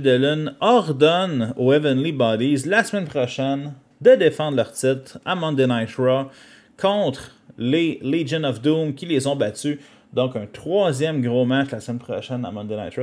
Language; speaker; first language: French; native; French